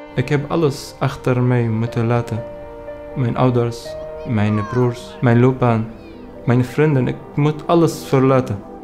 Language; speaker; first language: Dutch; non-native, learner; Arabic